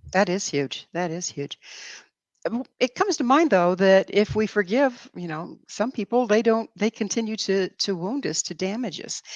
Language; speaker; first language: English; native; English